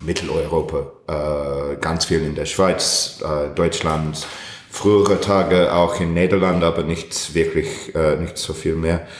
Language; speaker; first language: German; non-native, learner; English